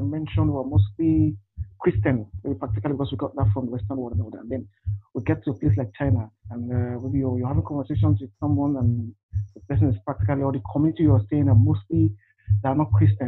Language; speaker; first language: English; non-native, local second language; Igbo